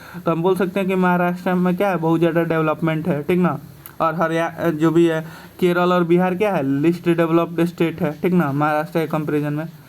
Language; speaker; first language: Hindi; native; Hindi